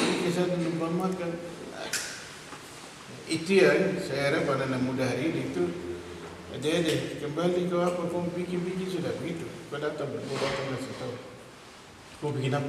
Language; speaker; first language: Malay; non-native, local second language; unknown